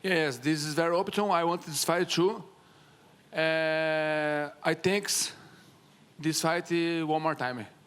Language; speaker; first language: English; non-native, learner; Portuguese